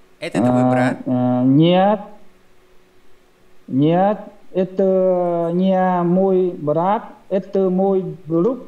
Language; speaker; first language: Russian; non-native, learner; Vietnamese